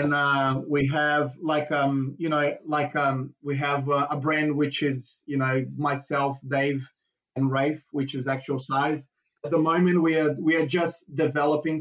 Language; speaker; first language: English; non-native, fluent; Portuguese